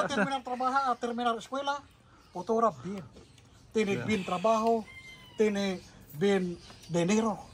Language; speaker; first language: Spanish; non-native, learner; Filipino